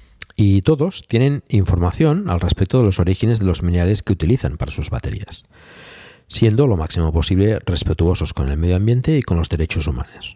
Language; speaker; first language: Spanish; native; Spanish